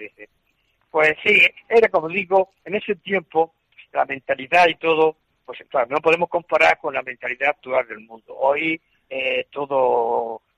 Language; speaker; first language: Spanish; native; Spanish